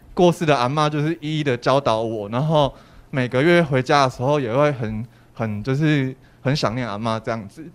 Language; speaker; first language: Chinese; native; Chinese